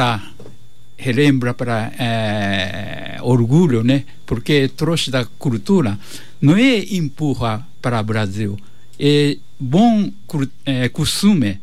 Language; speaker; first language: Portuguese; non-native, learner; Japanese